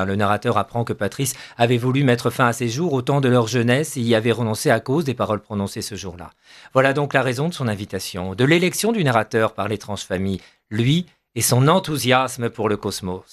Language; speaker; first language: French; native; French